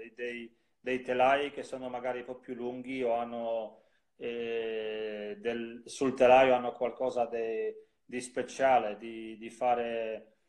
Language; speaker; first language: Italian; non-native, fluent; Polish